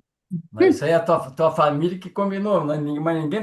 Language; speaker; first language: Portuguese; native; Portuguese